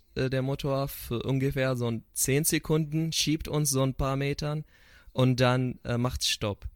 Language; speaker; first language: German; non-native, fluent; Arabic